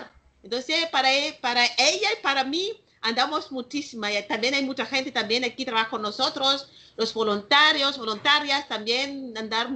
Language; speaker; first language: Spanish; non-native, learner; Malagasy